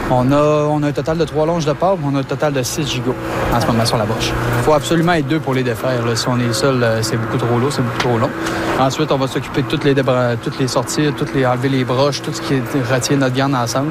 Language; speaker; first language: French; native; French